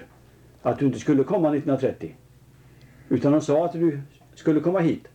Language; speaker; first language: Swedish; native; Swedish